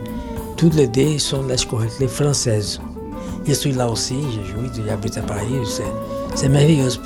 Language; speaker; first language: French; non-native, learner; Portuguese